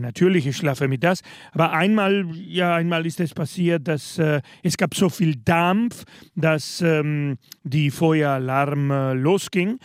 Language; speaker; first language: German; non-native, fluent; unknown